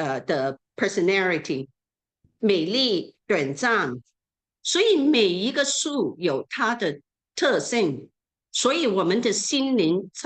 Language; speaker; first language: Chinese; non-native, local second language; Cantonese